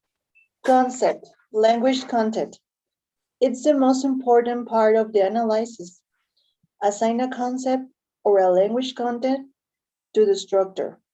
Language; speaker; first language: English; non-native, fluent; Spanish